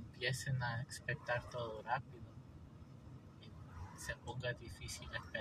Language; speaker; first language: Spanish; early bilingual, heritage; English